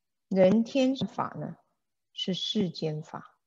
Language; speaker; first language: Chinese; native; Chinese